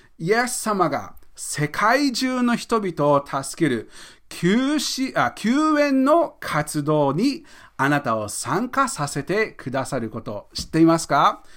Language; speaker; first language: Japanese; non-native, fluent; English